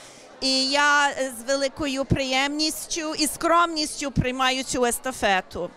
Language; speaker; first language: Ukrainian; early bilingual, heritage; English